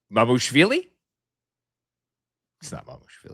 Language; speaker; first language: English; native; English